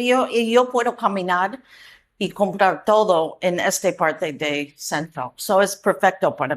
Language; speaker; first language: Spanish; non-native, learner; English